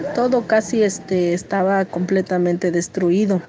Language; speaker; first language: Spanish; native; Spanish